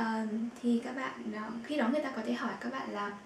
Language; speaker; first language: Vietnamese; native; Vietnamese